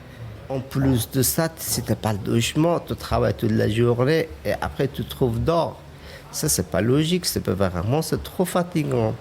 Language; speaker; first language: French; non-native, fluent; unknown